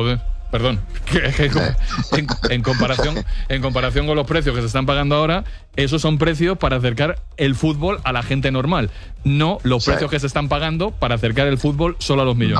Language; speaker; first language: Spanish; native; Spanish